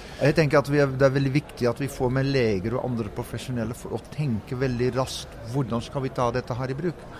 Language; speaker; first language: Norwegian; non-native, fluent; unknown